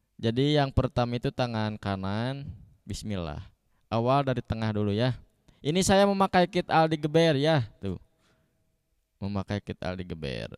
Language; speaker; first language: Indonesian; non-native, local second language; Sundanese